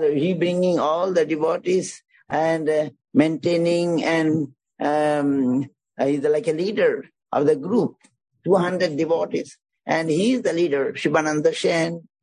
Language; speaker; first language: English; non-native, local second language; Bangla